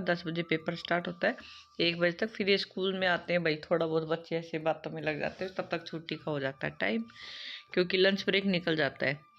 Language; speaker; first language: Hindi; native; Hindi